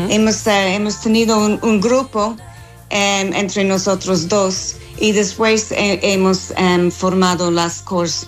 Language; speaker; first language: Spanish; non-native, fluent; English